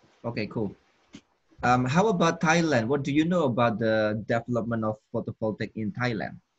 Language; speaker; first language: English; non-native, fluent; Indonesian